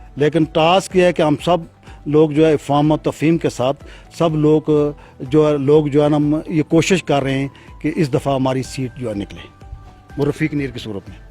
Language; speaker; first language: Urdu; non-native, local second language; Pahari-Potwari